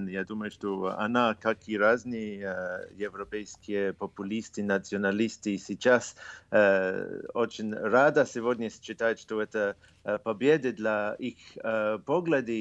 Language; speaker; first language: Russian; non-native, fluent; English